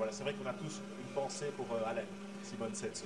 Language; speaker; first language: French; native; French